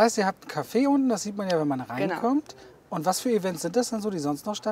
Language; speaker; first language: German; native; German